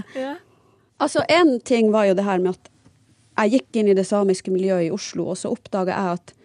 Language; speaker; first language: Norwegian; native; Norwegian